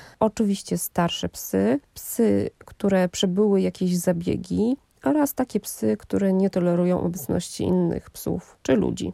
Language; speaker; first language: Polish; native; Polish